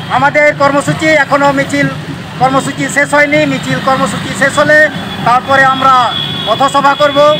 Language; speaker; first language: Bangla; non-native, local second language; Santali